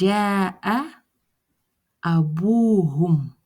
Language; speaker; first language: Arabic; non-native, fluent; Russian